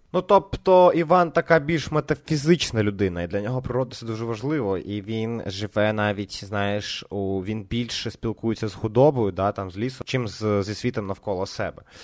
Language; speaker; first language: Ukrainian; non-native, local second language; Russian